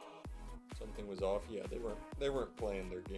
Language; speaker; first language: English; native; English